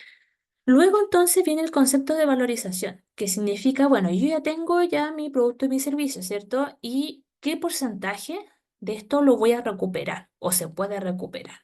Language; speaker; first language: Spanish; native; Spanish